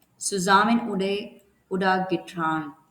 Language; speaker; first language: German; non-native, learner; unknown